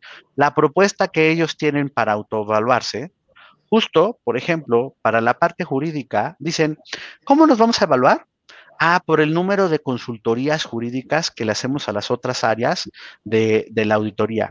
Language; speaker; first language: Spanish; native; Spanish